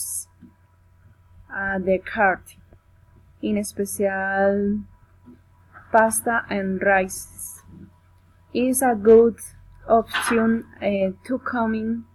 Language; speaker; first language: English; non-native, learner; Spanish